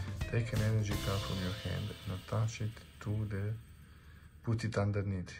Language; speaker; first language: English; non-native, learner; Romanian